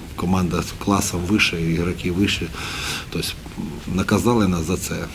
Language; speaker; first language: Ukrainian; native; Ukrainian